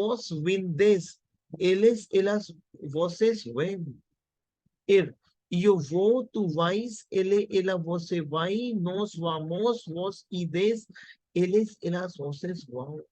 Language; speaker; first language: Portuguese; non-native, learner; Hindi